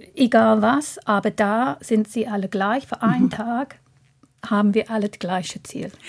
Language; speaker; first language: German; non-native, fluent; English